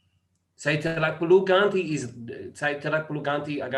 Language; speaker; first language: Indonesian; non-native, learner; English